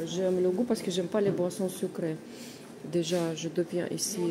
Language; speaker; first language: French; non-native, fluent; Russian